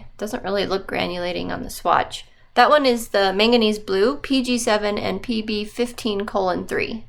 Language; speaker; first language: English; native; English